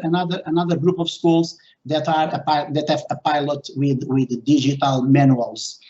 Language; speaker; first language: English; non-native, fluent; Portuguese